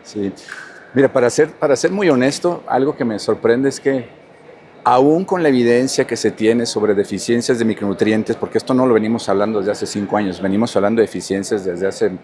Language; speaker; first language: Spanish; native; Spanish